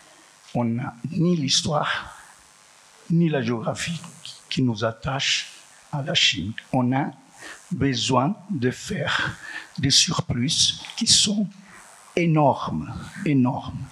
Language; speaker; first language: French; non-native, fluent; Portuguese